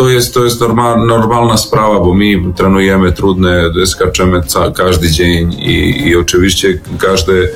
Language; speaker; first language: Polish; non-native, learner; Serbian